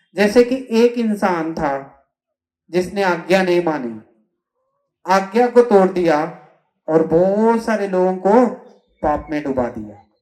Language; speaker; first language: Hindi; non-native, local second language; Telugu